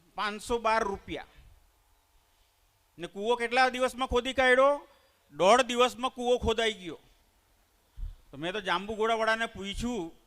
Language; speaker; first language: Gujarati; native; Gujarati